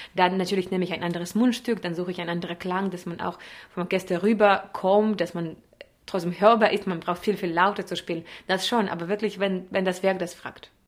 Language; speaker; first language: German; non-native, fluent; Russian